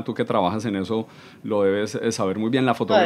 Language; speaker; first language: Spanish; native; Spanish